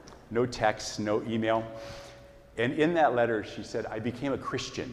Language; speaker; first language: English; native; English